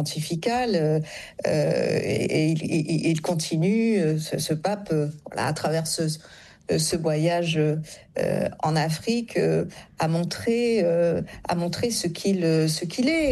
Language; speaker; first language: French; native; French